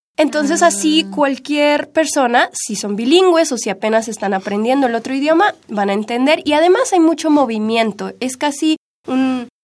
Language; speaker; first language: Spanish; early bilingual, heritage; Spanish